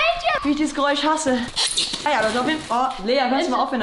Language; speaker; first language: German; native; German